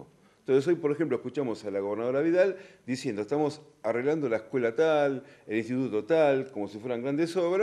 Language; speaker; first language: Spanish; native; Spanish